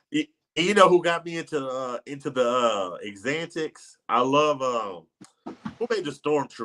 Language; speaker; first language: English; native; English